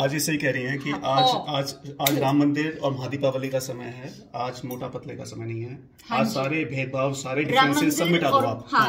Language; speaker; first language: Hindi; native; Hindi